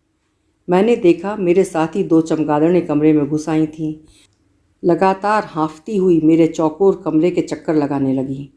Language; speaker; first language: Hindi; native; Hindi